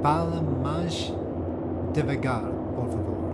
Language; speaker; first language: Portuguese; non-native, learner; English